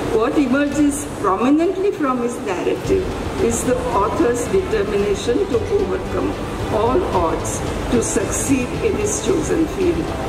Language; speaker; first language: English; non-native, local second language; Gujarati